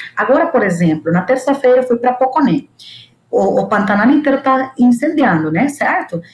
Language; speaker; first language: Portuguese; non-native, fluent; Spanish